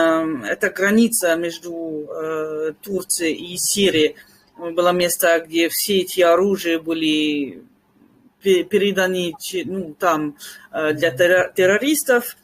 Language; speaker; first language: Russian; non-native, fluent; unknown